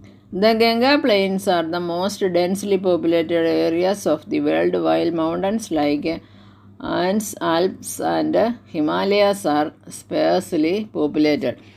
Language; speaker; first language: English; non-native, local second language; Malayalam